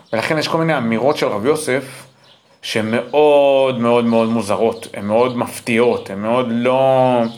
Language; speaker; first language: Hebrew; early bilingual, heritage; English